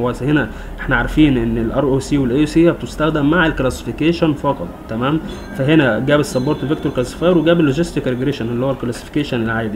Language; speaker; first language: Arabic; native; Arabic